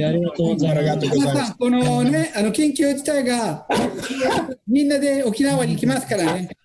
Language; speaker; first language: Japanese; non-native, fluent; Italian